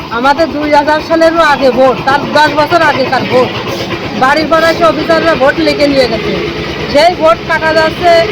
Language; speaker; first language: Bangla; native; Bangla